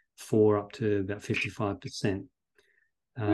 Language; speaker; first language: English; native; English